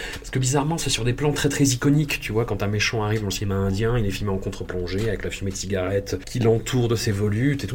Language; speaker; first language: French; native; French